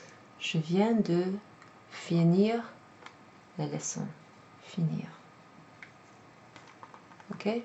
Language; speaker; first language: French; non-native, fluent; English